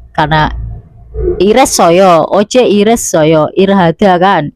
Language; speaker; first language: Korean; non-native, fluent; Indonesian